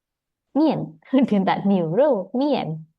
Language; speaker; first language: Chinese; non-native, fluent; Indonesian